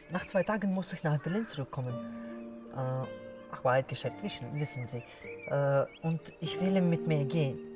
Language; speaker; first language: German; non-native, learner; Kazakh